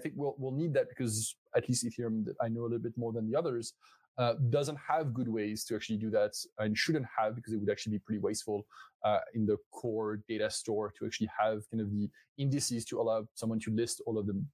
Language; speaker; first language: English; non-native, fluent; French